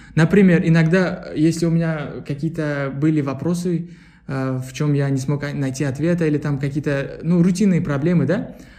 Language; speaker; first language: Russian; non-native, local second language; Uzbek